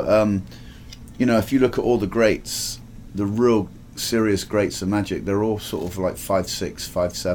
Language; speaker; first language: English; native; English